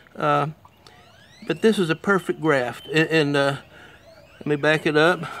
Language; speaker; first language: English; native; English